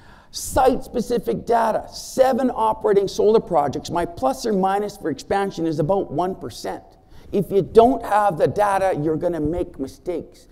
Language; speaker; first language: English; native; English